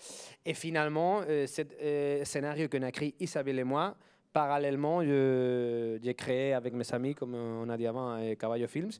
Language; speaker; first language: French; non-native, fluent; Spanish